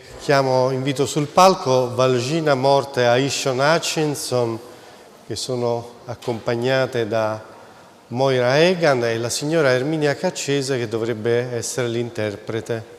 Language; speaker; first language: Italian; native; Italian